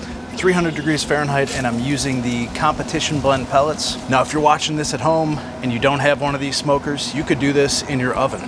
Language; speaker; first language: English; native; English